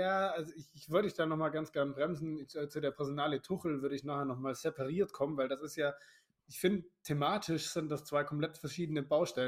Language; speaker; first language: German; native; German